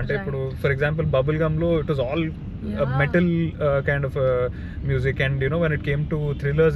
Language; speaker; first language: Telugu; native; Telugu